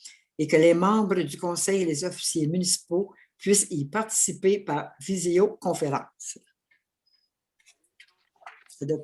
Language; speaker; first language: French; native; French